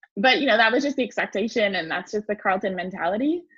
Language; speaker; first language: English; early bilingual, other home language; French